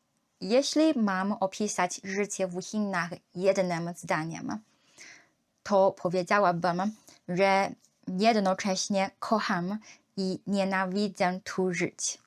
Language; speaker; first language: Polish; non-native, learner; Chinese